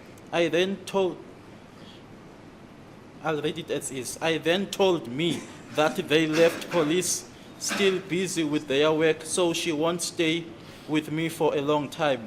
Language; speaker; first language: English; non-native, local second language; Zulu